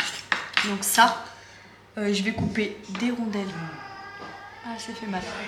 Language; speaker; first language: French; native; French